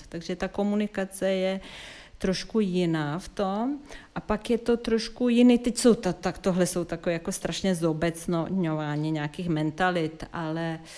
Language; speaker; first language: Czech; non-native, fluent; Serbian